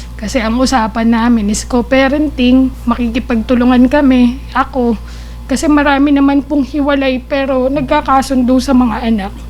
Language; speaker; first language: Filipino; native; Filipino